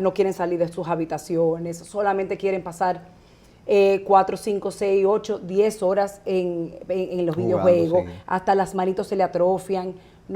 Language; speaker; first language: Spanish; native; Spanish